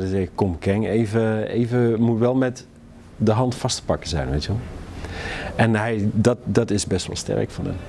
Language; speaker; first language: Dutch; native; Dutch